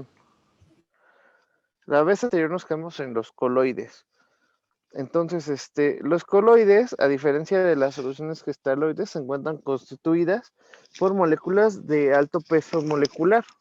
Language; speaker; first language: Spanish; native; Spanish